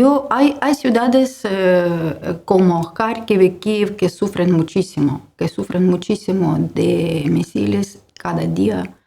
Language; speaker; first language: Spanish; non-native, learner; Ukrainian